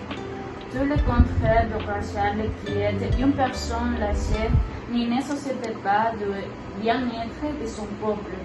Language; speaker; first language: French; non-native, learner; Spanish